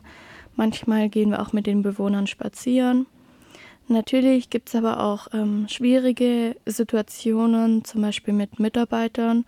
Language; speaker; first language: German; native; German